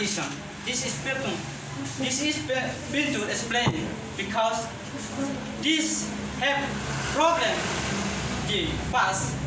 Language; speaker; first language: English; non-native, learner; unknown